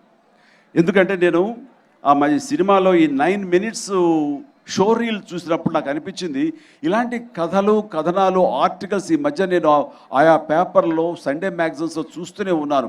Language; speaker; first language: Telugu; native; Telugu